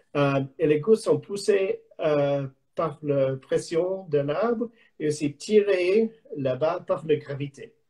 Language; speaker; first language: French; non-native, learner; English